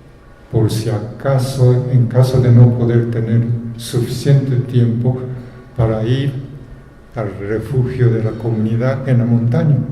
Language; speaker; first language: Spanish; non-native, fluent; Japanese